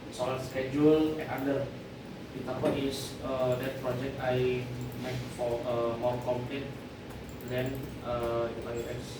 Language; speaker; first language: English; non-native, learner; Indonesian